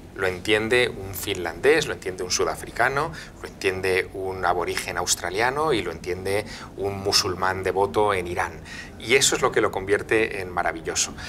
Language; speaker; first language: Spanish; native; Spanish